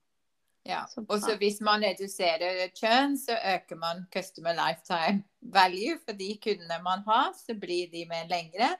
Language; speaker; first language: Swedish; non-native, fluent; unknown